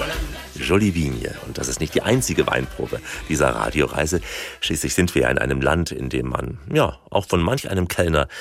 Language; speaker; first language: German; native; German